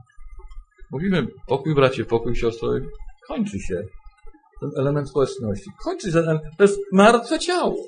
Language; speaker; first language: Polish; native; Polish